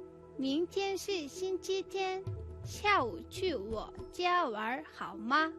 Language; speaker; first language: Chinese; non-native, fluent; Mongolian